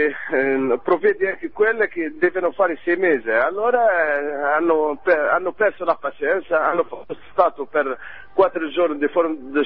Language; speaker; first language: Italian; non-native, learner; Arabic